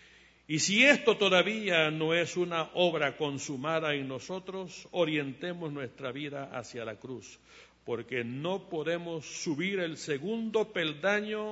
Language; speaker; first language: Spanish; native; Spanish